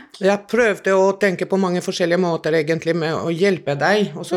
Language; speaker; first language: Norwegian; non-native, fluent; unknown